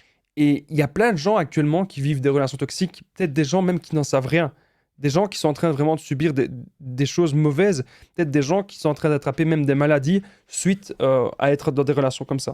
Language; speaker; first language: French; native; French